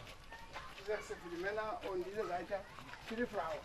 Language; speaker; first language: German; non-native, learner; Ewe